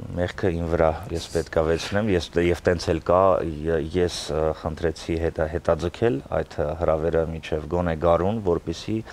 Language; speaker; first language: Armenian; early bilingual, heritage; Armenian